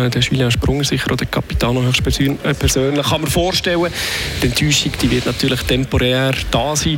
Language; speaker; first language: German; native; German